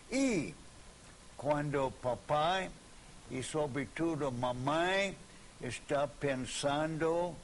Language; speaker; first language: Portuguese; non-native, fluent; English